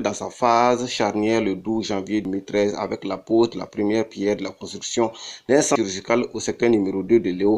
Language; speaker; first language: French; native; French